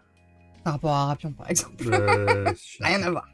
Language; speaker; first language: French; native; French